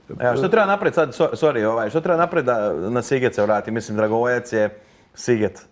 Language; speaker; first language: Croatian; native; Croatian